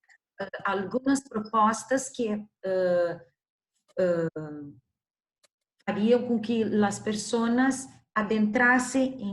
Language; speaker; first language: Spanish; non-native, learner; Portuguese